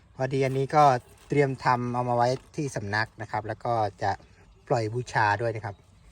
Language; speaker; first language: Thai; native; Thai